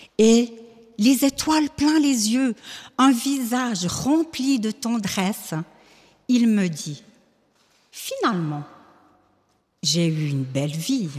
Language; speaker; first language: French; native; French